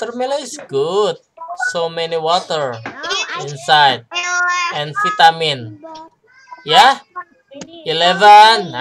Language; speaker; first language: English; non-native, learner; Indonesian